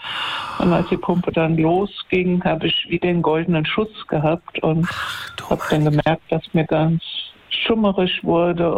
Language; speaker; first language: German; native; German